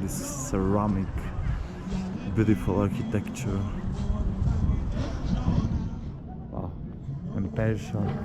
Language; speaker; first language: English; non-native, fluent; Macedonian